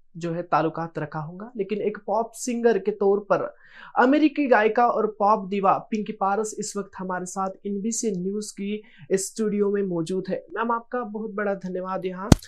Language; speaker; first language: Hindi; native; Hindi